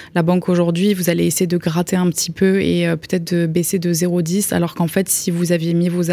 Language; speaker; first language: French; native; French